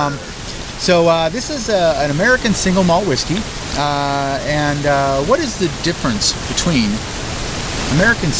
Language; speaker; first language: English; native; English